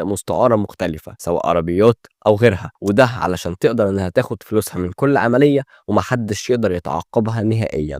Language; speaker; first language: Arabic; native; Arabic